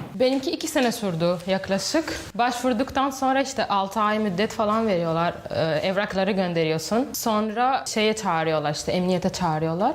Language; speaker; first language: Turkish; non-native, fluent; Arabic